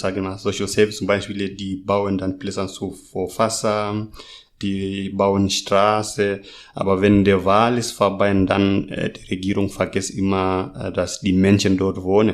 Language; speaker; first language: German; non-native, learner; Masai